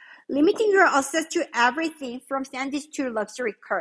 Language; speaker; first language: English; non-native, fluent; Korean